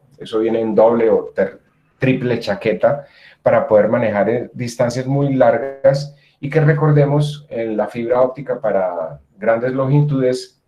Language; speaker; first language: Spanish; native; Spanish